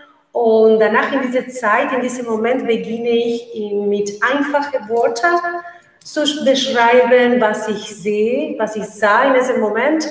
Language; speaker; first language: German; non-native, learner; Spanish